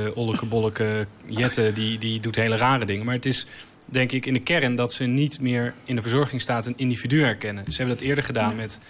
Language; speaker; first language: Dutch; native; Dutch